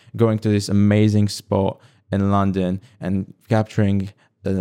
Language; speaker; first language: English; non-native, fluent; Slovak